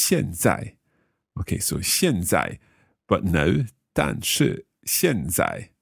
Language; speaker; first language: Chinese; non-native, learner; English